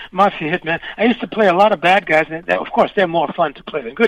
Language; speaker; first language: English; early bilingual, other home language; Spanish